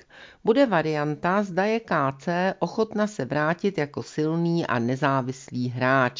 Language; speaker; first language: Czech; native; Czech